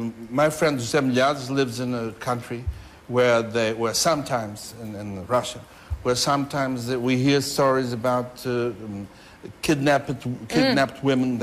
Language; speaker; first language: English; non-native, fluent; Portuguese